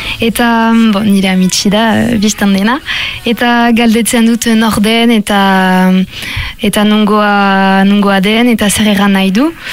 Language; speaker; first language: Basque; non-native, local second language; French